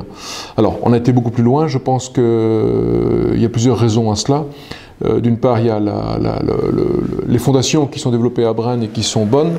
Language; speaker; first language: French; native; French